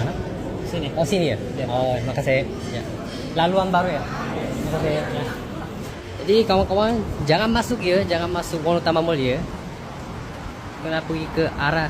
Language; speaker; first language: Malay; non-native, fluent; Korean